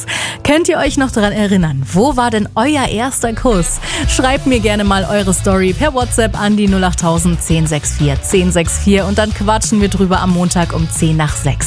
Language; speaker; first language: German; native; German